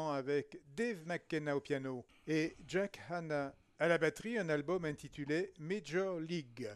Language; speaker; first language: French; native; French